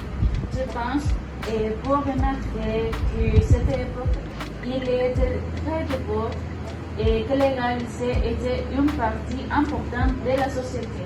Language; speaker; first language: French; non-native, learner; Spanish